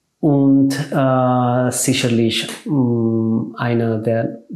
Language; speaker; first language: German; non-native, fluent; Catalan